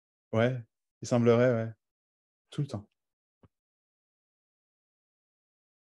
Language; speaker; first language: French; native; French